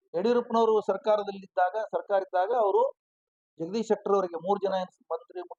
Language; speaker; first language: Kannada; native; Kannada